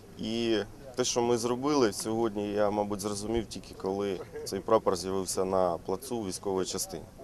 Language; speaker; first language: Ukrainian; non-native, local second language; Russian